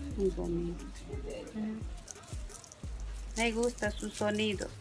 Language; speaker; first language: Spanish; non-native, local second language; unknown